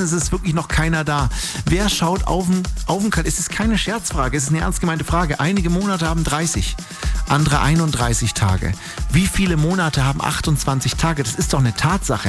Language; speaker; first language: German; native; German